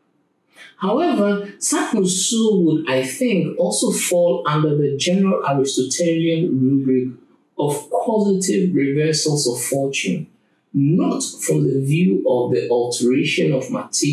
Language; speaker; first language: English; non-native, local second language; Akan